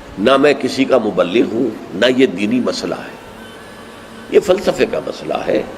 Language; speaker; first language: Urdu; native; Urdu